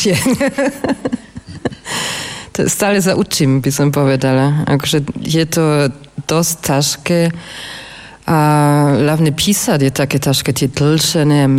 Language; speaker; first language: Slovak; non-native, fluent; German